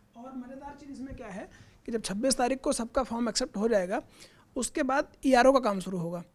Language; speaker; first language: Hindi; native; Hindi